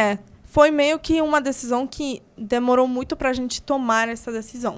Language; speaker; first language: Portuguese; non-native, fluent; Polish